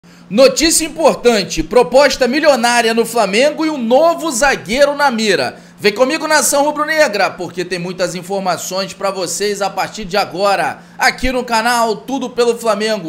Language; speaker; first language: Portuguese; native; Portuguese